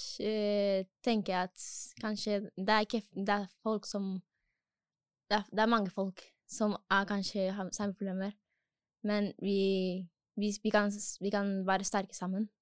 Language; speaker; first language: Norwegian; non-native, learner; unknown